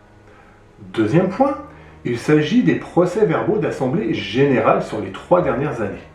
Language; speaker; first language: French; native; French